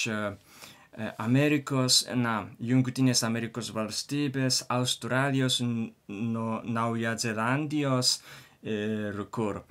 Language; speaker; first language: Lithuanian; non-native, learner; Japanese